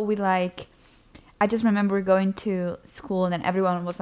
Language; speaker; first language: English; non-native, fluent; Portuguese